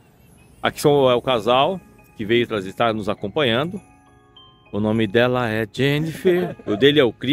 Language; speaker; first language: Portuguese; native; Portuguese